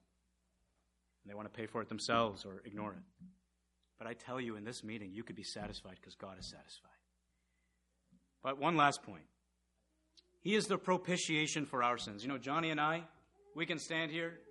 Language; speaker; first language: English; native; English